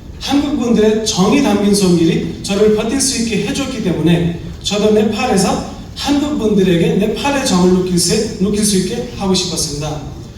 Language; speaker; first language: Korean; non-native, fluent; Nepali